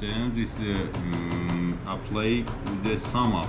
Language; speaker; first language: English; non-native, learner; Persian